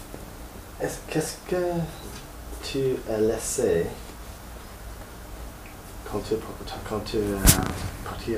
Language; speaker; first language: French; non-native, learner; English